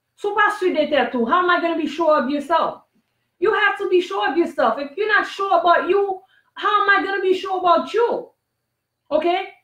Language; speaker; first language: English; non-native, fluent; Haitian Creole